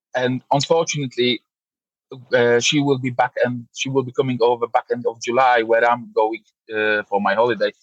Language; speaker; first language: English; non-native, fluent; Polish